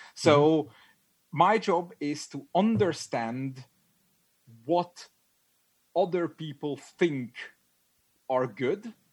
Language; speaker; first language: English; non-native, fluent; Hungarian